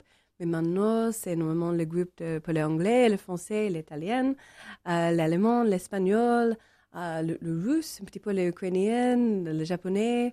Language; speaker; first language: French; non-native, learner; English